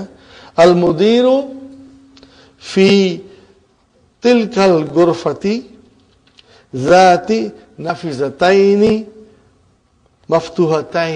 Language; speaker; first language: Arabic; non-native, fluent; Urdu